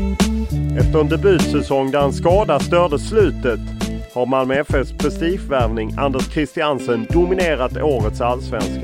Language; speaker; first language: Swedish; native; Swedish